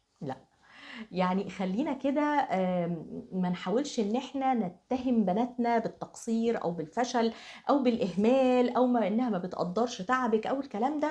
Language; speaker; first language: Arabic; native; Arabic